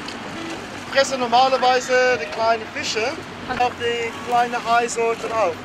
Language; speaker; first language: German; non-native, fluent; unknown